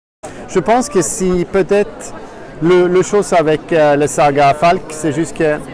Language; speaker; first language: French; non-native, fluent; Norwegian